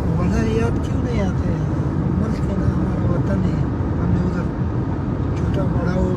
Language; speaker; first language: Hindi; non-native, learner; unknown